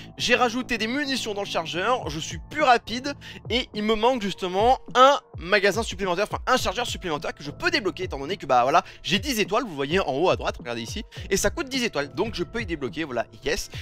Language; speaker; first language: French; native; French